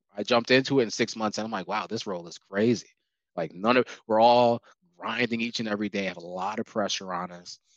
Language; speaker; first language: English; native; English